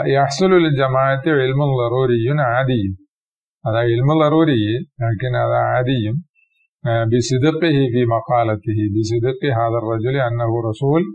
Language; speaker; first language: Arabic; non-native, fluent; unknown